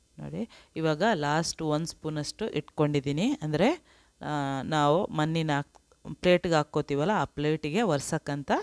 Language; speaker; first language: Kannada; non-native, local second language; Urdu